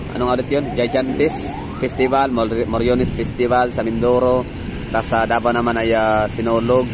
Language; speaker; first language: Filipino; non-native, local second language; Cebuano